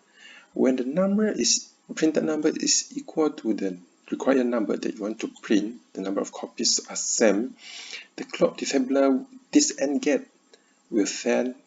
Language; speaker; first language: English; non-native, learner; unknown